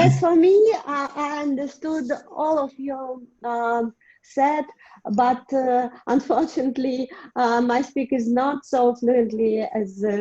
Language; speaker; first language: English; non-native, learner; Russian